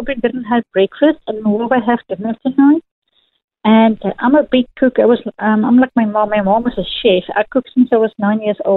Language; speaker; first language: English; non-native, local second language; Afrikaans